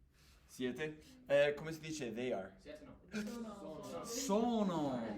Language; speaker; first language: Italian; non-native, fluent; English